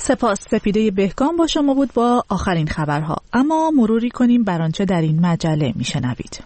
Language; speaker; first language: Persian; native; Persian